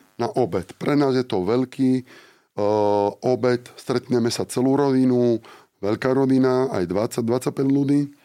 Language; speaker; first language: Slovak; non-native, fluent; Italian